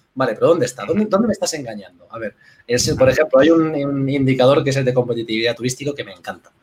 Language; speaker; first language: Spanish; native; Spanish